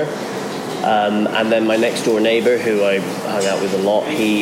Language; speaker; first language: English; native; English